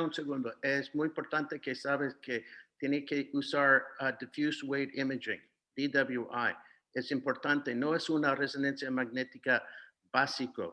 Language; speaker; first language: Spanish; non-native, fluent; English